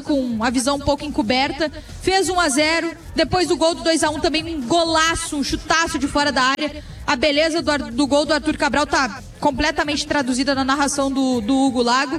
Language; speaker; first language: Portuguese; native; Portuguese